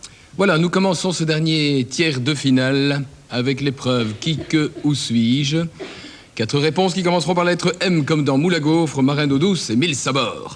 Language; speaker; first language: French; native; French